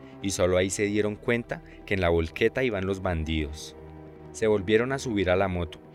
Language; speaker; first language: Spanish; native; Spanish